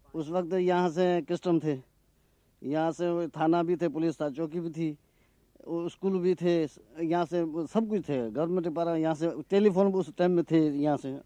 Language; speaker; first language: Urdu; non-native, local second language; Sindhi